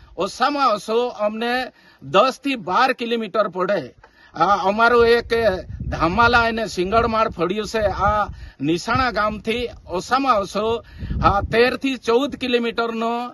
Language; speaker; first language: Gujarati; non-native, local second language; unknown